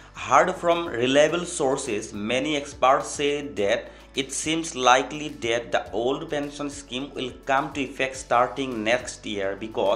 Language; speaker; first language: English; non-native, local second language; Assamese